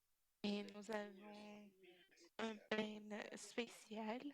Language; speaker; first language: French; non-native, fluent; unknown